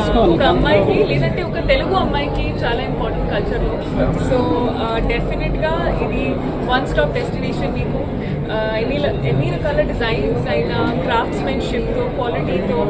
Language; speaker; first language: Telugu; non-native, fluent; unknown